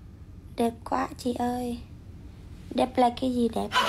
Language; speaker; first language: Vietnamese; non-native, learner; Indonesian